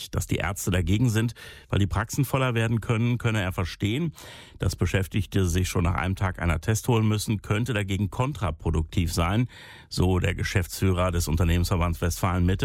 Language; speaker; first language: German; native; German